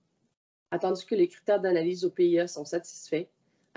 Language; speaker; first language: French; native; French